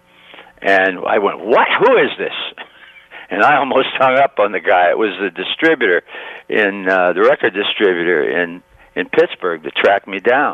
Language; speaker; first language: English; native; English